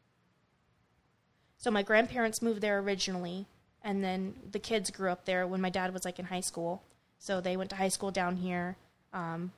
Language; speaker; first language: English; native; English